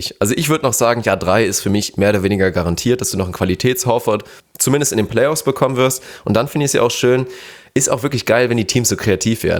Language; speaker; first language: German; native; German